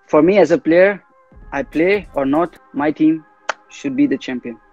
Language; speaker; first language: English; non-native, local second language; Tamil